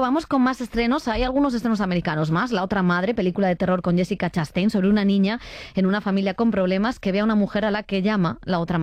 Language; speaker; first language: Spanish; native; Spanish